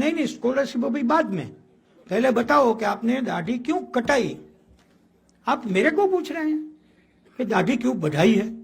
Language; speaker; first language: Hindi; non-native, local second language; Gujarati